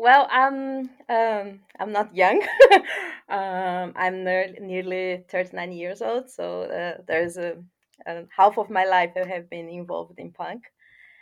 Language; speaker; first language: English; non-native, fluent; Portuguese